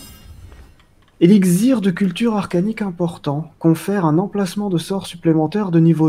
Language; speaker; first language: French; native; French